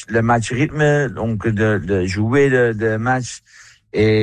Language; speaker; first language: French; non-native, learner; Dutch